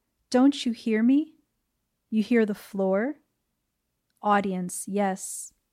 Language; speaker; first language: English; early bilingual, other home language; Spanish